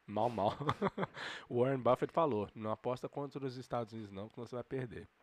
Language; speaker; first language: Portuguese; native; Portuguese